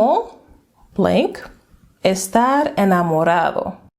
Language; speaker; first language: Spanish; non-native, fluent; English